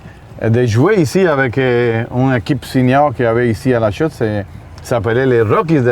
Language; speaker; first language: French; non-native, fluent; Spanish